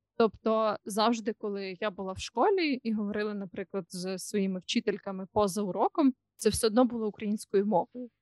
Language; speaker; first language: Ukrainian; non-native, local second language; Russian